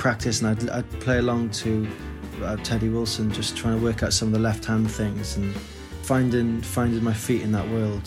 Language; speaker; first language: English; native; English